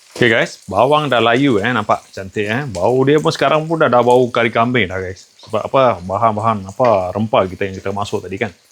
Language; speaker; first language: Malay; non-native, local second language; Tamil